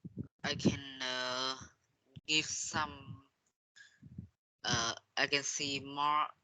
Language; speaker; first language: English; non-native, learner; Vietnamese